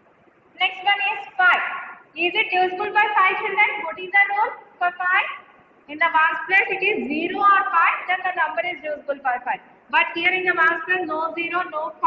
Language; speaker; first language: English; non-native, local second language; Telugu